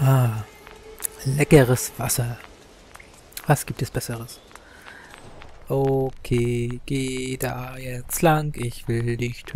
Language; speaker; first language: German; native; German